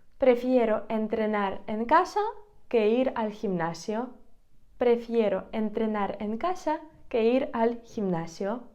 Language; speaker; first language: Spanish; non-native, fluent; Ukrainian